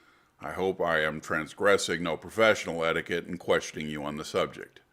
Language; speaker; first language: English; native; English